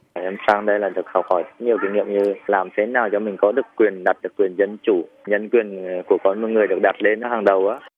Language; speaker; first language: Vietnamese; native; Vietnamese